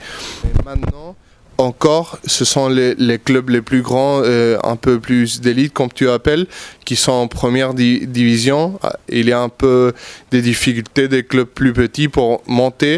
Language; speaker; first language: French; non-native, fluent; Spanish